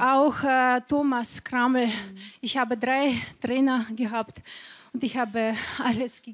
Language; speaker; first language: German; non-native, fluent; Russian